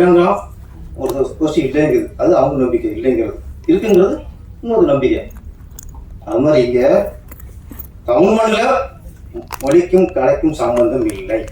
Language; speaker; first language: Tamil; native; Tamil